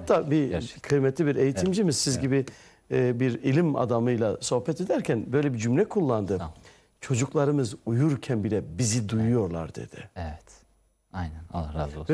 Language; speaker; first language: Turkish; native; Turkish